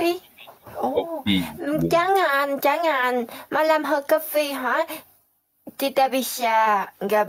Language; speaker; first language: Indonesian; non-native, learner; Vietnamese